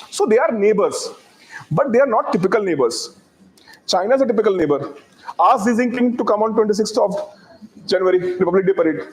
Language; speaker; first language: English; non-native, local second language; Hindi